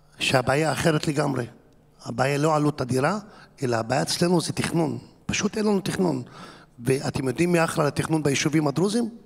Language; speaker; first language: Hebrew; non-native, local second language; Arabic